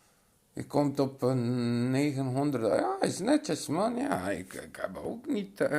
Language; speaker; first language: Dutch; non-native, local second language; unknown